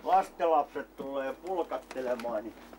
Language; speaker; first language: Finnish; native; Finnish